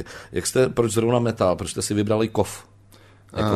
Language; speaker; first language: Czech; native; Czech